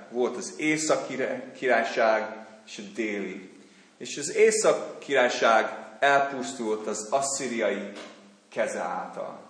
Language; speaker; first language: Hungarian; non-native, fluent; English